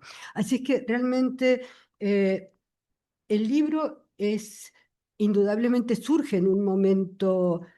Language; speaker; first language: Spanish; native; Spanish